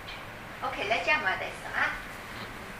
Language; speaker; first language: Italian; non-native, fluent; Chinese